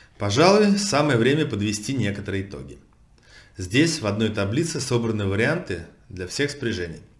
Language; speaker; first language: Russian; native; Russian